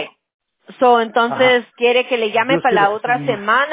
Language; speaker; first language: Spanish; early bilingual, heritage; Spanish